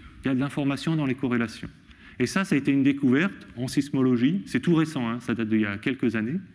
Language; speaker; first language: French; native; French